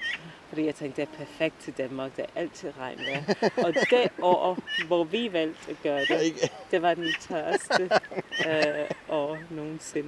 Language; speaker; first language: Danish; non-native, fluent; English